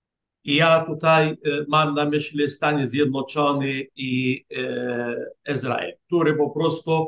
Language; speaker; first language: Polish; non-native, fluent; Arabic